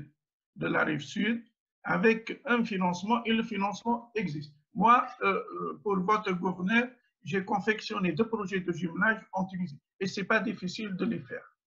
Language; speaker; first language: French; non-native, local second language; Arabic